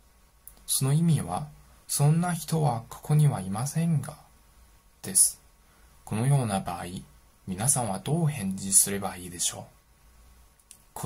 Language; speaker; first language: Japanese; non-native, fluent; Chinese